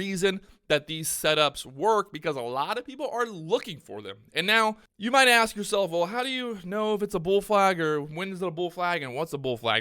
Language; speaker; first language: English; native; English